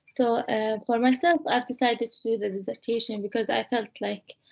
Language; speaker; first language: English; non-native, fluent; Arabic